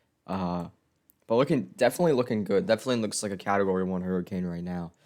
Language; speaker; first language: English; native; English